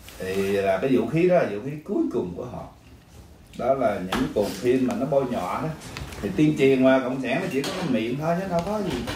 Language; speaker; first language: Vietnamese; early bilingual, other home language; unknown